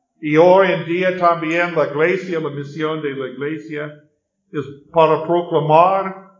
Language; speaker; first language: Spanish; non-native, learner; English